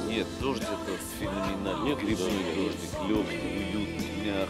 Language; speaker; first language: Russian; native; Russian